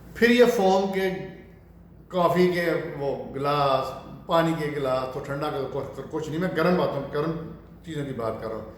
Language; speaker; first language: Urdu; non-native, local second language; Punjabi